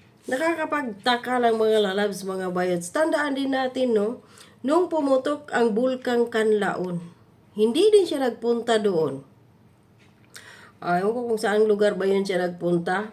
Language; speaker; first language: Filipino; non-native, local second language; Cebuano